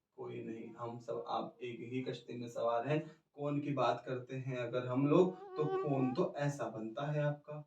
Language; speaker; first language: Hindi; native; Hindi